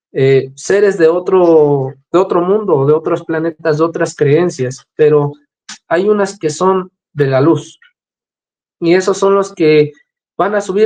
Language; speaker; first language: Spanish; native; Spanish